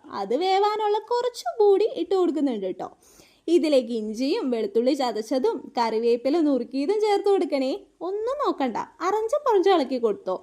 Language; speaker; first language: Malayalam; native; Malayalam